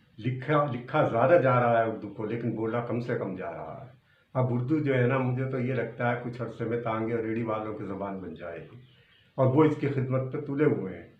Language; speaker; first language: Urdu; native; Urdu